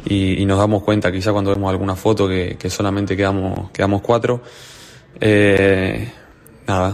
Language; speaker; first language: Spanish; native; Spanish